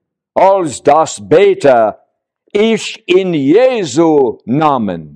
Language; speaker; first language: German; non-native, learner; English